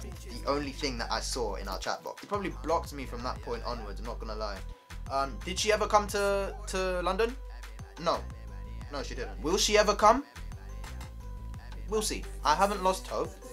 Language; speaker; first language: English; native; English